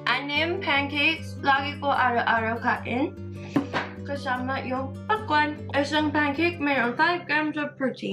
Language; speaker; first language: Filipino; non-native, learner; English